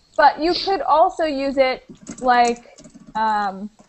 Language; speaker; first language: English; native; English